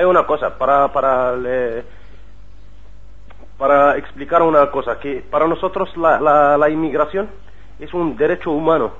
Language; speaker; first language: Spanish; non-native, learner; Arabic